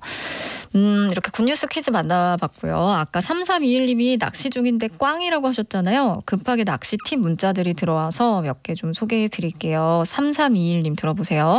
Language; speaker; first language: Korean; native; Korean